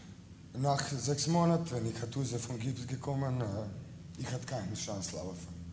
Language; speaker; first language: German; non-native, learner; Croatian